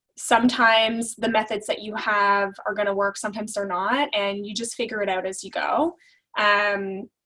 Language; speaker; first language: English; native; English